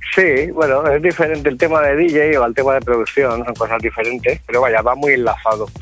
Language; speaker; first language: Spanish; native; Spanish